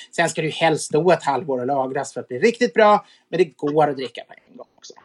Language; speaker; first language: Swedish; native; Swedish